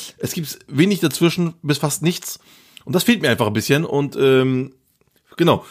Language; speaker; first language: German; early bilingual, other home language; Turkish